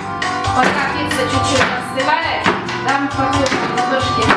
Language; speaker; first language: Russian; native; Russian